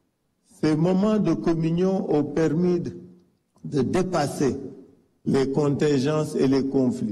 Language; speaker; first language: French; non-native, local second language; Wolof